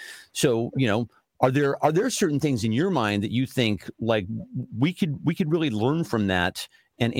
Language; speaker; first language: English; native; English